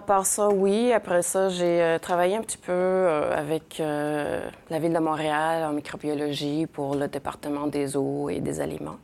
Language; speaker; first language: French; early bilingual, other home language; Spanish